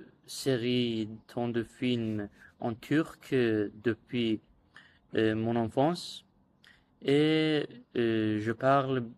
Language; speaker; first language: French; non-native, learner; Azerbaijani